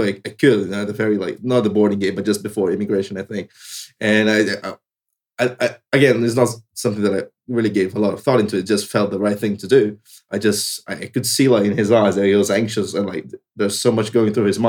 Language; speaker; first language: English; non-native, fluent; Portuguese